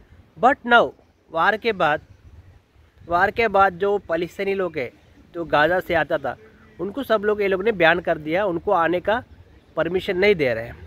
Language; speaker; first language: Hindi; non-native, local second language; Telugu